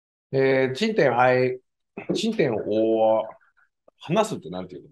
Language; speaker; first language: Chinese; non-native, learner; Japanese